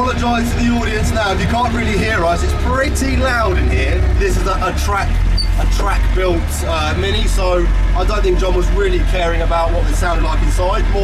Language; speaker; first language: English; native; English